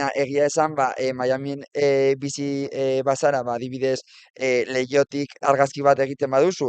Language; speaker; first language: Basque; non-native, local second language; Spanish